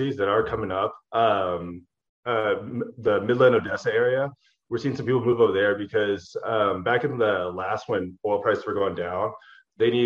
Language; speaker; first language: English; native; English